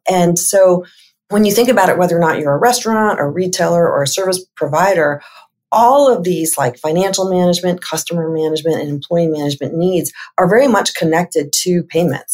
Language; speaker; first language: English; native; English